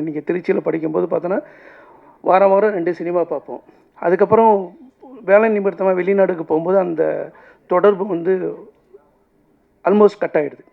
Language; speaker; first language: Tamil; native; Tamil